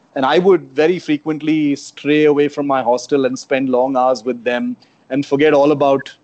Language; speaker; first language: English; non-native, local second language; Konkani